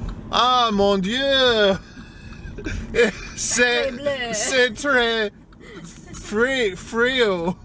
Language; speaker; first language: French; non-native, learner; English